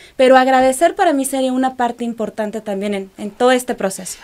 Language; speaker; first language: Spanish; native; Spanish